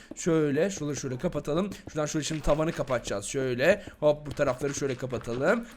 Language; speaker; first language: Turkish; native; Turkish